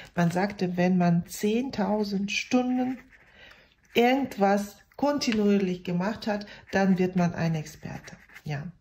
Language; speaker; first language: German; non-native, fluent; Russian